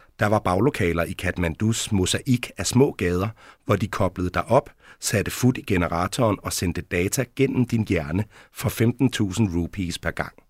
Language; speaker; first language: Danish; native; Danish